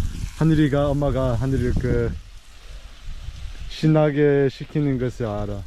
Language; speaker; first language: Korean; early bilingual, heritage; Korean